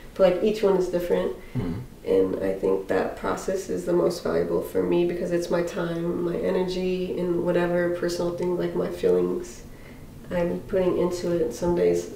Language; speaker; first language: English; native; English